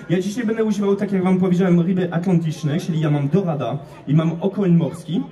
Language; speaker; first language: Polish; non-native, fluent; French